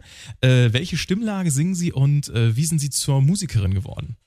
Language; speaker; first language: German; native; German